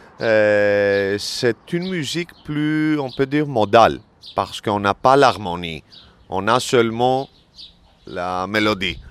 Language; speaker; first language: French; non-native, learner; Greek